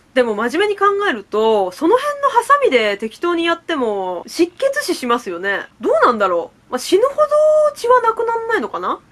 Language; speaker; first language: Japanese; native; Japanese